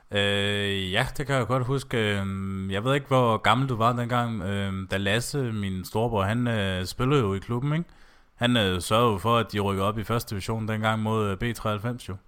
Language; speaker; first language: Danish; native; Danish